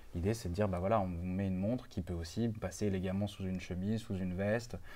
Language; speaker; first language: French; native; French